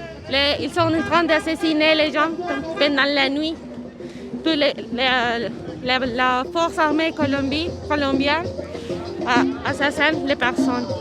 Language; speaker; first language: French; non-native, fluent; Spanish